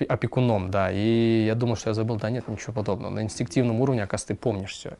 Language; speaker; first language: Russian; non-native, local second language; Kyrgyz